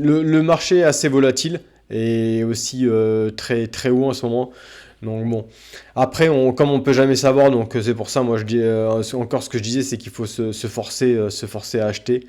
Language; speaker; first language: French; native; French